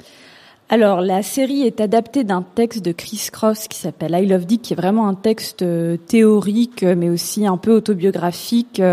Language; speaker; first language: French; native; French